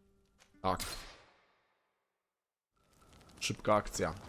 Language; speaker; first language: Polish; native; Polish